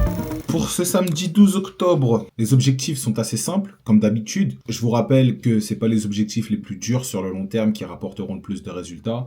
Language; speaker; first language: French; native; French